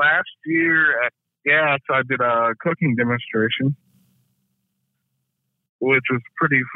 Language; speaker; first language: English; native; English